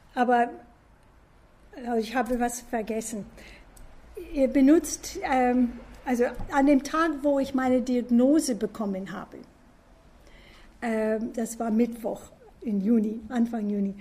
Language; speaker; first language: German; non-native, fluent; English